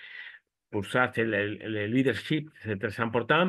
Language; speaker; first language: French; non-native, fluent; Spanish